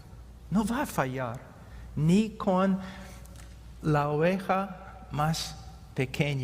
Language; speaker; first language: Spanish; non-native, fluent; English